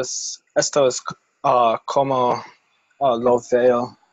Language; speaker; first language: Spanish; non-native, fluent; English